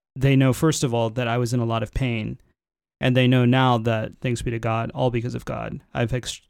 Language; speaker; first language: English; native; English